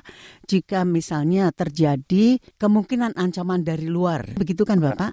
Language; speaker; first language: Indonesian; native; Indonesian